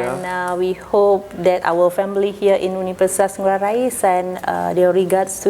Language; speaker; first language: English; non-native, fluent; Indonesian